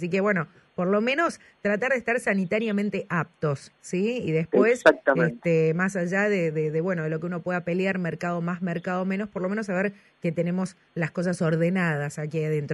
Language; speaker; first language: Spanish; native; Spanish